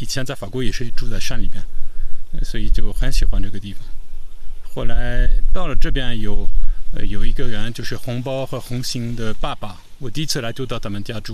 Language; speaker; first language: Chinese; non-native, fluent; French